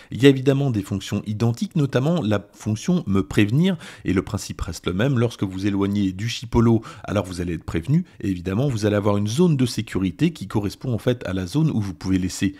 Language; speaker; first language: French; native; French